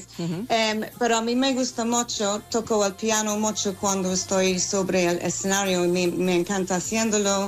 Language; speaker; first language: Spanish; non-native, fluent; English